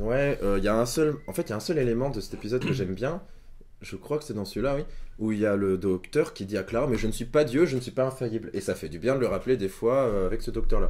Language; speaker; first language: French; native; French